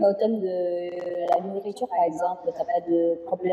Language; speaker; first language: French; non-native, fluent; Indonesian